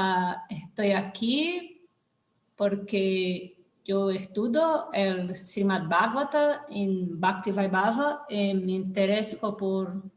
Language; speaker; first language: Spanish; non-native, learner; Portuguese